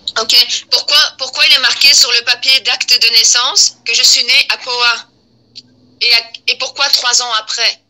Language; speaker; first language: French; early bilingual, other home language; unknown